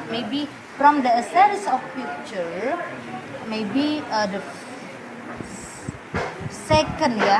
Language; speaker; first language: English; non-native, learner; Indonesian